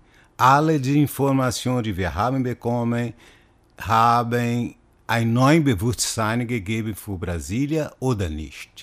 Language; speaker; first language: German; non-native, fluent; Portuguese